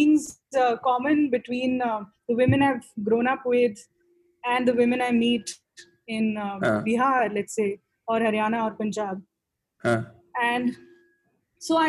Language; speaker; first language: English; non-native, local second language; Hindi